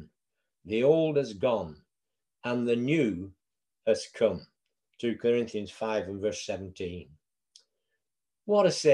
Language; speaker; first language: English; native; English